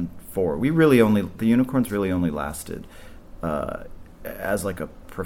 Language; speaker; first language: English; native; English